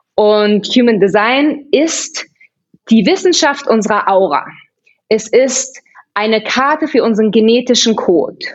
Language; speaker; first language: German; early bilingual, heritage; German